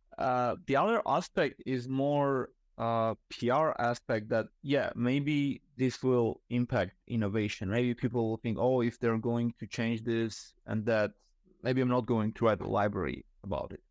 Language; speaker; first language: English; non-native, fluent; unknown